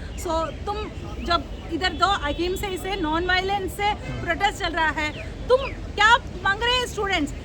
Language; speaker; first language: Hindi; non-native, local second language; Tamil